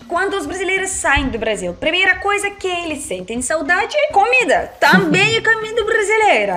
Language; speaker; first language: Portuguese; non-native, learner; Russian